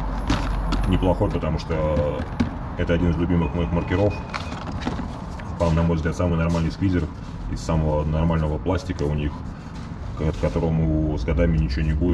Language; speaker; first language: Russian; native; Russian